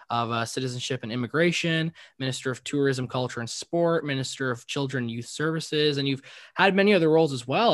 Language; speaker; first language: English; native; English